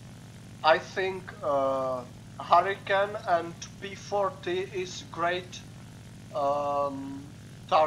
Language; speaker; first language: English; non-native, learner; Czech